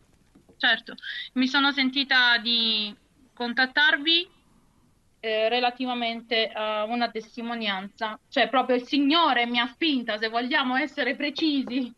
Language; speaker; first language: Italian; native; Italian